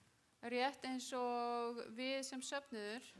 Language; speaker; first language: Icelandic; non-native, fluent; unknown